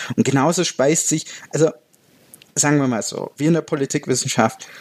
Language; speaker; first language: German; native; German